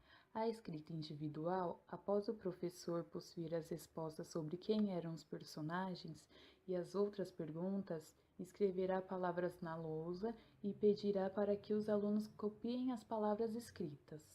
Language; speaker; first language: Portuguese; native; Portuguese